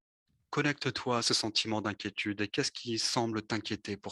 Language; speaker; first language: French; native; French